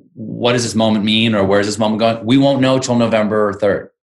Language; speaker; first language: English; native; English